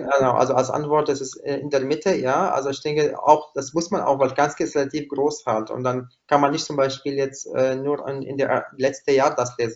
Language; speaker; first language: German; non-native, fluent; Arabic